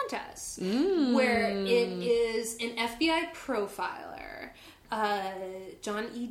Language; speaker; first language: English; native; English